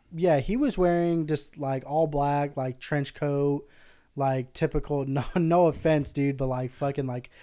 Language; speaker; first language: English; early bilingual, other home language; Spanish